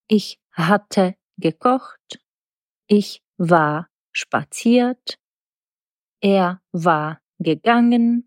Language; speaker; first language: German; non-native, fluent; Czech